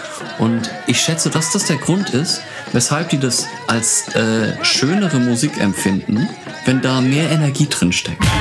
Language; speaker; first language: German; native; German